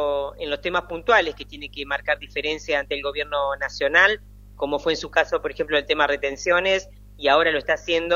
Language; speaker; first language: Spanish; native; Spanish